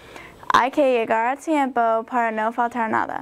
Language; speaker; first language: Spanish; non-native, learner; English